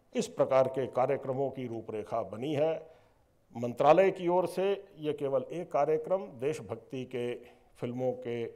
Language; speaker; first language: Hindi; native; Hindi